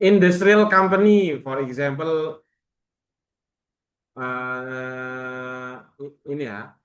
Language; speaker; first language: English; non-native, learner; Indonesian